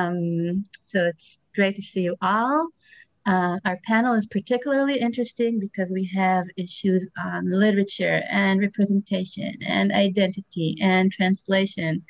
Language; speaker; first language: English; non-native, fluent; Hebrew